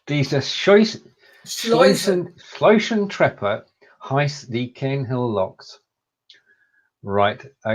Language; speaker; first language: German; non-native, learner; English